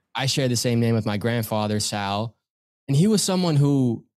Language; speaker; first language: English; native; English